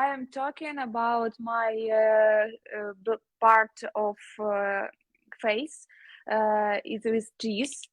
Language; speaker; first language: English; non-native, learner; Ukrainian